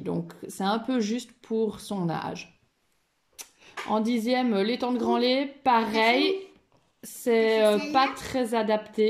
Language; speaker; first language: French; native; French